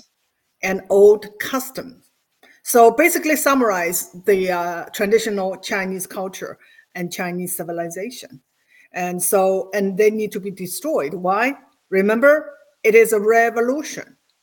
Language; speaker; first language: English; non-native, fluent; Chinese